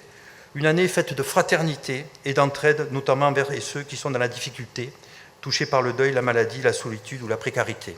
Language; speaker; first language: French; native; French